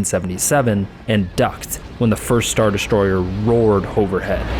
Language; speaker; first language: English; native; English